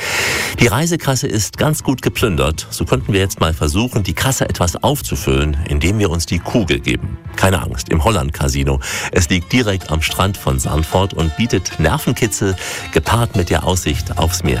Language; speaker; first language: German; native; German